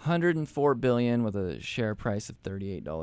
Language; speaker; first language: English; native; English